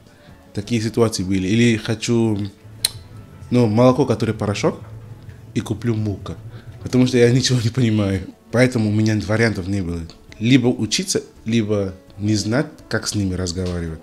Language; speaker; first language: Russian; non-native, learner; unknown